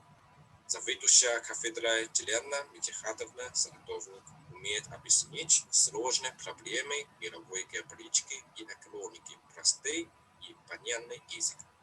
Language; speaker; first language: Russian; non-native, fluent; Chinese